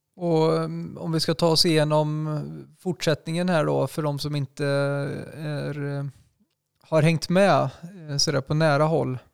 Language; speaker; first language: Swedish; native; Swedish